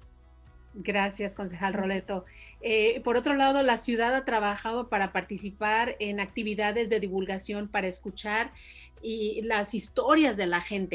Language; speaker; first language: Spanish; native; Spanish